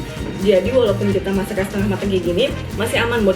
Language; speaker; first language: Indonesian; native; Indonesian